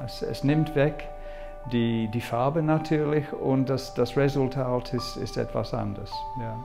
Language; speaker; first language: German; non-native, fluent; English